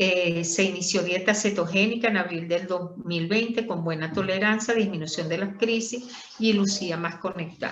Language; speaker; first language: Spanish; native; Spanish